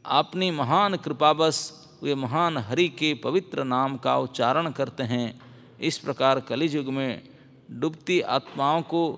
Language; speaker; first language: Hindi; non-native, local second language; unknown